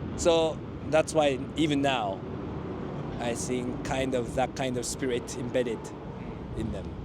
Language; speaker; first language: English; non-native, fluent; Japanese